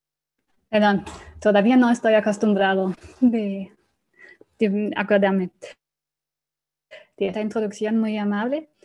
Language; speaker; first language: Spanish; non-native, fluent; German